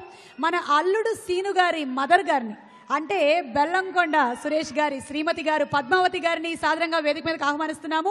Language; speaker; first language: Telugu; native; Telugu